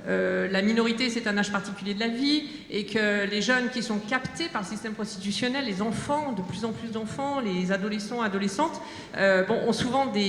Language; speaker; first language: French; native; French